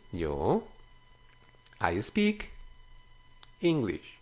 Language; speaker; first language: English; non-native, fluent; Spanish